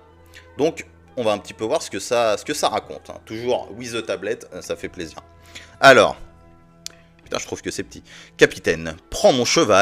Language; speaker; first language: French; native; French